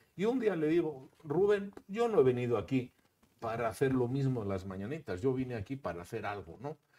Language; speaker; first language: Spanish; native; Spanish